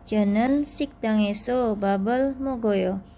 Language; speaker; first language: Korean; non-native, fluent; Indonesian